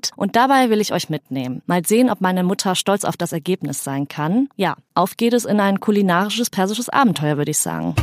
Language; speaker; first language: German; native; German